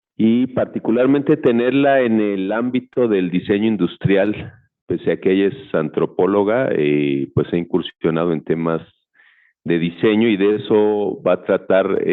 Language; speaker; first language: Spanish; native; Spanish